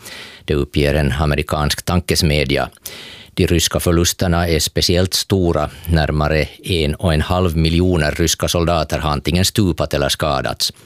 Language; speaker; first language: Swedish; native; Swedish